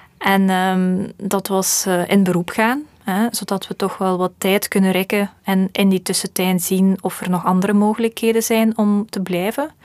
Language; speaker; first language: Dutch; early bilingual, other home language; Russian